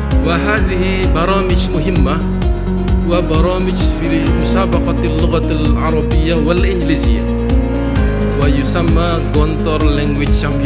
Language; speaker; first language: Arabic; non-native, learner; Indonesian